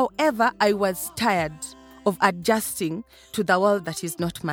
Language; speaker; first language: English; non-native, local second language; Ganda